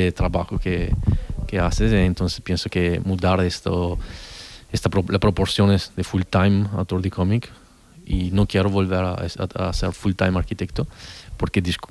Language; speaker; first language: Spanish; non-native, learner; Italian